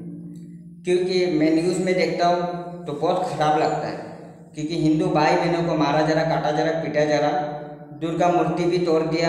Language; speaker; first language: Hindi; non-native, local second language; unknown